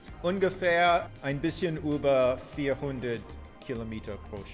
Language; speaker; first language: German; non-native, fluent; English